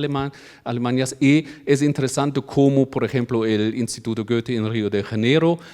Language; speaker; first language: Spanish; non-native, fluent; German